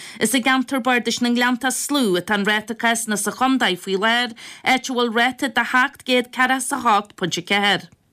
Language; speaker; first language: Irish; native; Irish